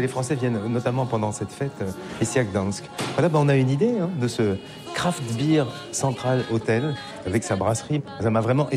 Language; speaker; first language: French; native; French